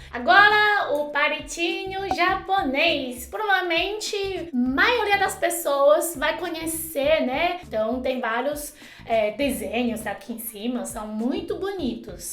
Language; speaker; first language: Portuguese; non-native, fluent; Chinese